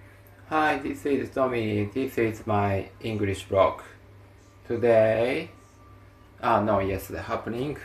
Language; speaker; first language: English; non-native, learner; Japanese